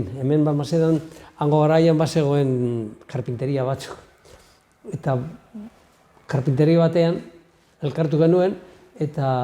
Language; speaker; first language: Basque; non-native, local second language; Spanish